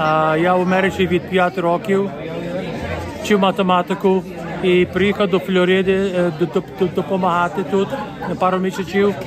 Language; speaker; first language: Ukrainian; early bilingual, heritage; Ukrainian